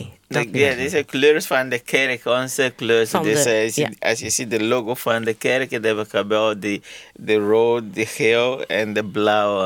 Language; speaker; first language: Dutch; non-native, learner; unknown